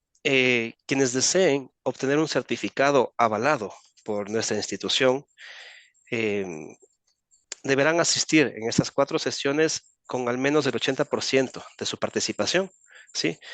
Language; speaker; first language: Spanish; native; Spanish